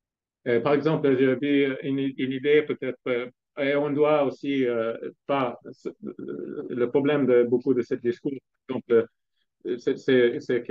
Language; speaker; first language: French; non-native, fluent; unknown